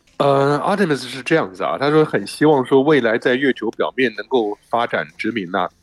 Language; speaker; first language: Chinese; native; Chinese